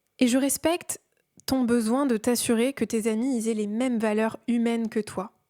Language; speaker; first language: French; early bilingual, other home language; Persian